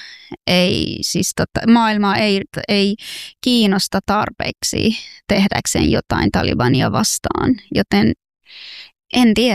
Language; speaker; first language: Finnish; early bilingual, other home language; Persian